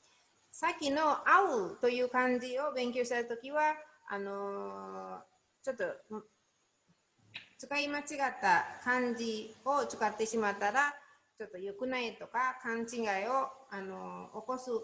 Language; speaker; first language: Japanese; non-native, learner; Indonesian